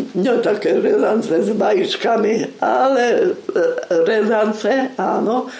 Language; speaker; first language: Slovak; non-native, local second language; Rusyn